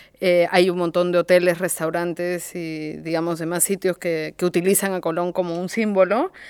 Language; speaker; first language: Spanish; native; Spanish